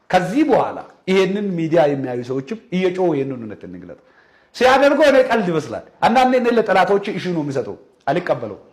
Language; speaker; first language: Amharic; non-native, local second language; Oromo